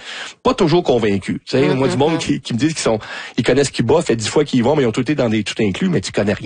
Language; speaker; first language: French; native; French